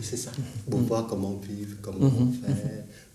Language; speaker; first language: French; non-native, fluent; Vietnamese